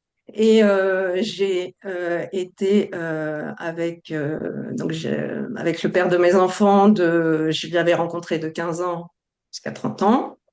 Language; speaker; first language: French; native; French